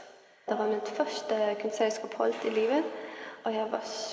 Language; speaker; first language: Norwegian; non-native, learner; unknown